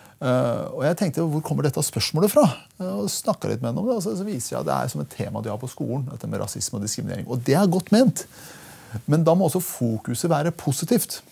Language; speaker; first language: Norwegian; early bilingual, other home language; Persian